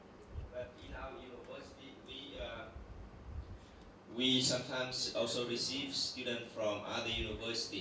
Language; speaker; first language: English; non-native, learner; Vietnamese